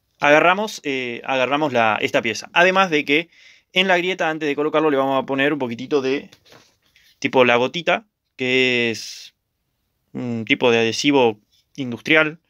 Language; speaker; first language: Spanish; native; Spanish